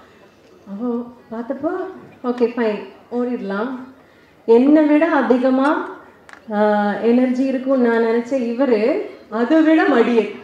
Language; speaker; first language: Tamil; non-native, learner; Malayalam